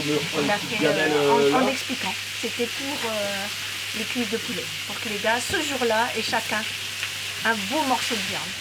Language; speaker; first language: French; native; French